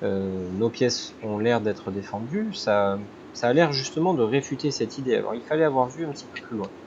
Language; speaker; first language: French; native; French